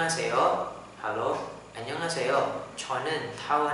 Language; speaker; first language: Korean; non-native, learner; Indonesian